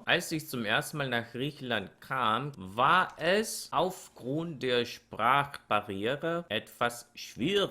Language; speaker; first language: German; non-native, fluent; Korean